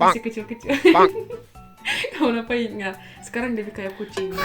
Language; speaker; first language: Indonesian; non-native, fluent; Turkish